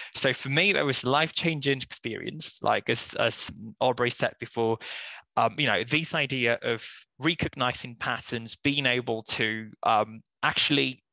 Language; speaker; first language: English; non-native, fluent; Spanish